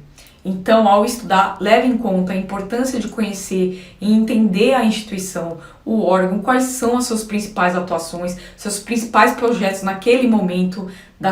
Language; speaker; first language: Portuguese; native; Portuguese